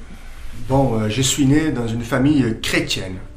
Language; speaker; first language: French; non-native, fluent; Portuguese